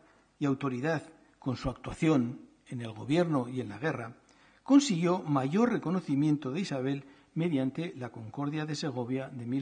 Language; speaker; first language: Spanish; native; Spanish